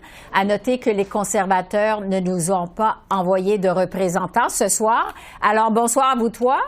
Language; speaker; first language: French; native; French